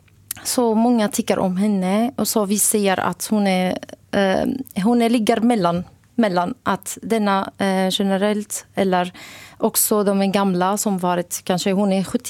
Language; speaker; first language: Swedish; non-native, learner; Arabic